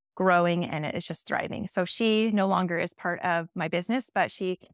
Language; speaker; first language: English; native; English